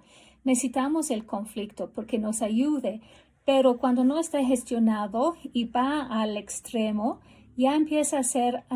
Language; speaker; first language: Spanish; non-native, fluent; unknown